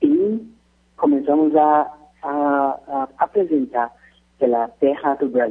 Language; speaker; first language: Portuguese; non-native, fluent; Yoruba